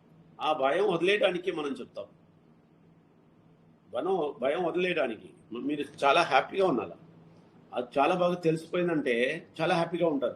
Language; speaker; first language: Telugu; non-native, learner; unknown